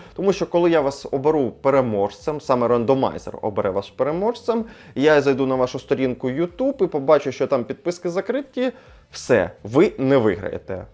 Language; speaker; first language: Ukrainian; non-native, local second language; Russian